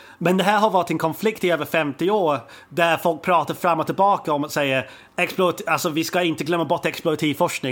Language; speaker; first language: Swedish; native; Swedish